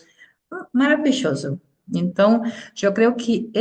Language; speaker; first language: Portuguese; non-native, fluent; Spanish